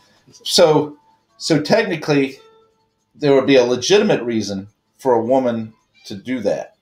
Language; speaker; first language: English; native; English